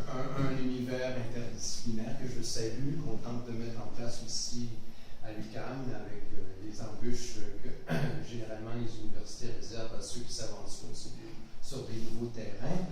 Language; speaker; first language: French; native; French